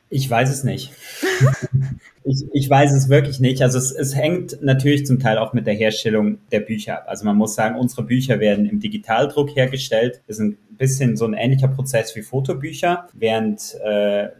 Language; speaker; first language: German; native; German